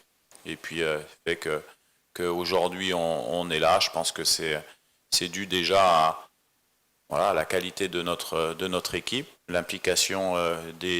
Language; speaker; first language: French; native; French